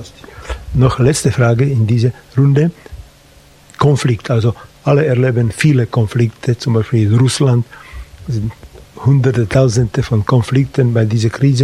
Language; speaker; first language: German; non-native, fluent; Slovak